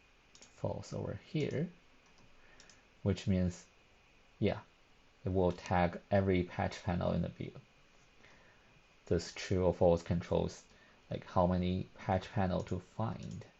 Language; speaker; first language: English; non-native, fluent; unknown